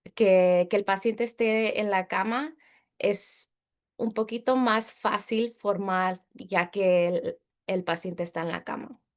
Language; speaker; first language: Spanish; early bilingual, heritage; Spanish